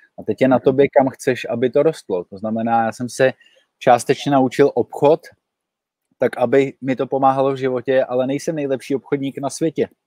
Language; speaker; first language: Czech; native; Czech